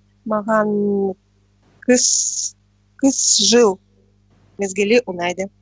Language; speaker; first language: Kazakh; non-native, learner; Russian